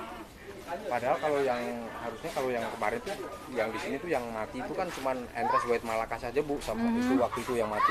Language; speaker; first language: Indonesian; native; Indonesian